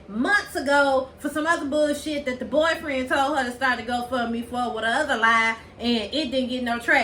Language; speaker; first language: English; native; English